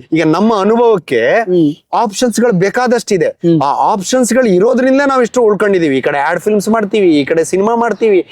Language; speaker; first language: Kannada; non-native, local second language; Tulu